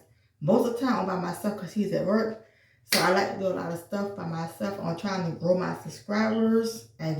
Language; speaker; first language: English; native; English